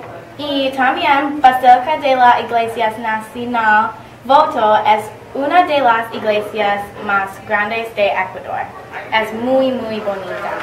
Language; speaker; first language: Spanish; non-native, learner; English